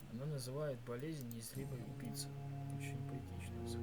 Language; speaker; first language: Russian; native; Russian